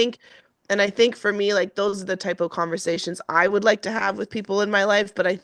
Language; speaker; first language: English; native; English